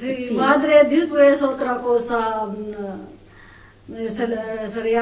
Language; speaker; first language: Spanish; non-native, learner; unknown